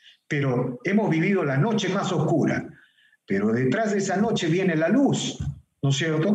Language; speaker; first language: Spanish; native; Spanish